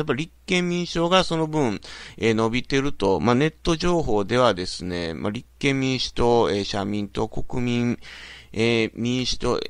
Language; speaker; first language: Japanese; native; Japanese